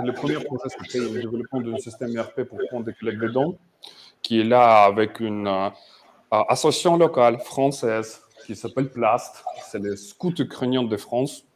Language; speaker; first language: French; non-native, fluent; Russian